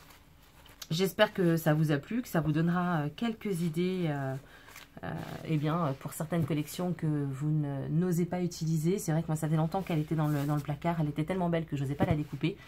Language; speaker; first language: French; native; French